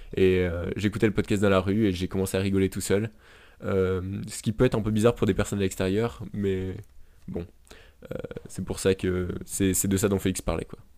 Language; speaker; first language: French; native; French